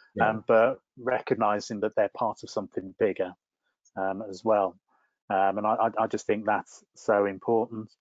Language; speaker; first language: English; native; English